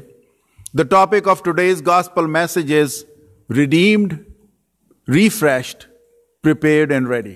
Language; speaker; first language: English; non-native, local second language; Urdu